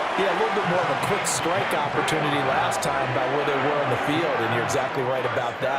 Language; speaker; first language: English; native; English